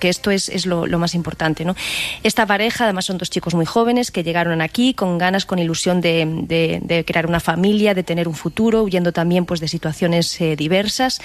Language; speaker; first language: Spanish; native; Spanish